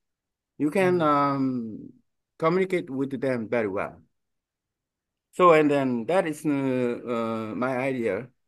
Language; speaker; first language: English; non-native, learner; Korean